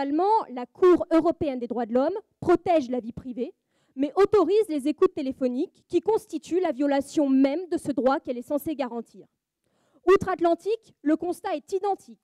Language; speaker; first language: French; native; French